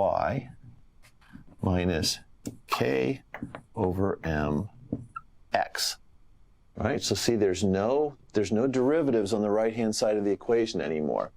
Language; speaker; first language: English; native; English